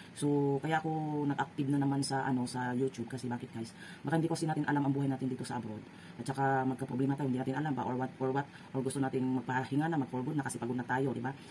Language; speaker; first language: Filipino; non-native, local second language; Cebuano